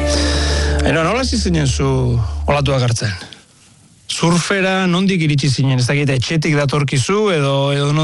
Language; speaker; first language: Basque; native; Basque